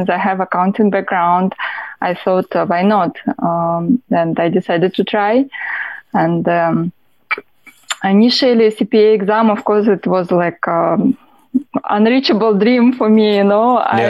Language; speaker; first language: English; non-native, fluent; Russian